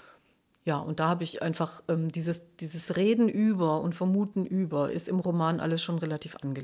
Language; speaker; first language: German; native; German